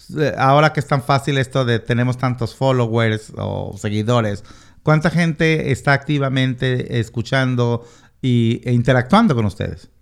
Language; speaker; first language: Spanish; native; Spanish